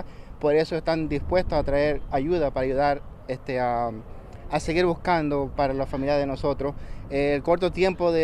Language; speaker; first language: Spanish; early bilingual, other home language; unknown